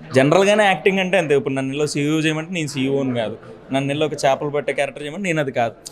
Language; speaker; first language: Telugu; native; Telugu